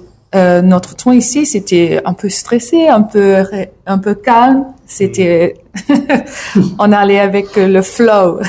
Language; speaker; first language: French; non-native, learner; English